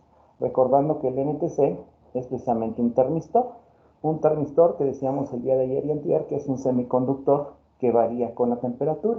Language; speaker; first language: Spanish; native; Spanish